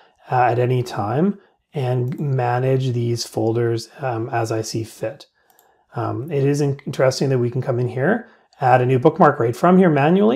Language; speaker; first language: English; native; English